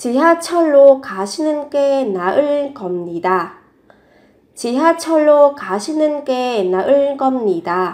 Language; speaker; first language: Korean; non-native, fluent; Vietnamese